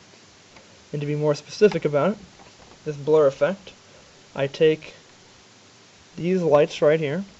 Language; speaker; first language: English; native; English